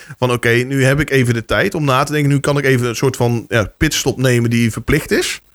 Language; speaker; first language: Dutch; native; Dutch